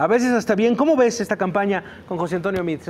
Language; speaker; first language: Spanish; native; Spanish